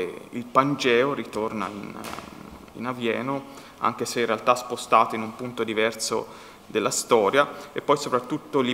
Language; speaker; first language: Italian; native; Italian